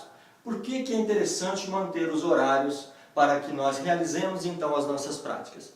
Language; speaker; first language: Portuguese; native; Portuguese